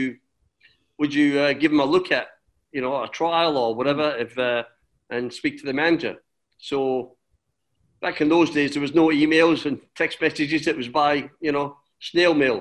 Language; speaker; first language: English; native; English